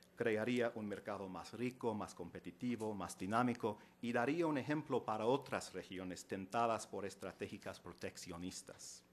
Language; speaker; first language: Spanish; non-native, fluent; English